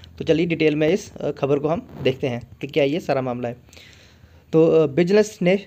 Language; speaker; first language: Hindi; native; Hindi